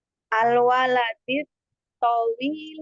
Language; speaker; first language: Arabic; non-native, learner; Indonesian